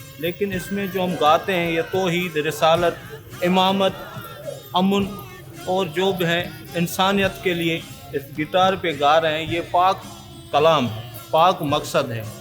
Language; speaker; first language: Urdu; non-native, local second language; Sindhi